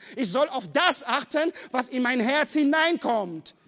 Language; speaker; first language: German; non-native, fluent; French